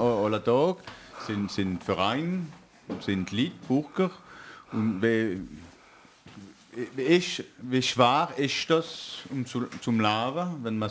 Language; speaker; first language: German; non-native, learner; French